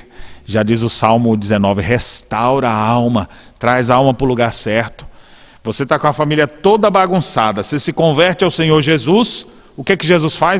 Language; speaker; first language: Portuguese; native; Portuguese